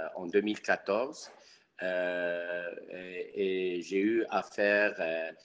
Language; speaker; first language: French; non-native, local second language; Arabic